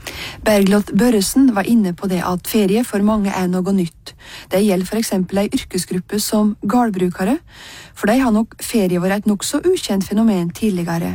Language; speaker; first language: Norwegian; native; Norwegian